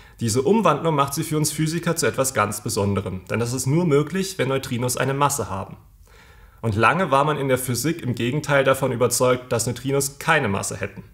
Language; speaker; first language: German; native; German